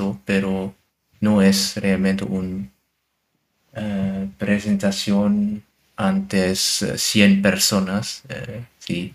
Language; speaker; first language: Spanish; non-native, learner; German